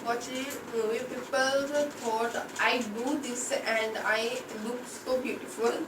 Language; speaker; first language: English; non-native, local second language; Hindi